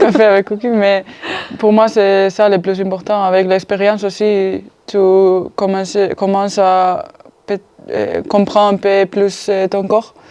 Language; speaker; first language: French; non-native, fluent; Spanish